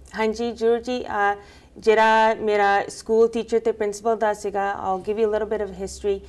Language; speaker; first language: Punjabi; early bilingual, heritage; Punjabi